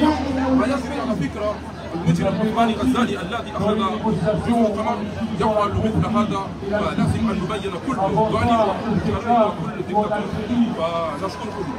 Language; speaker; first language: Arabic; non-native, local second language; Comorian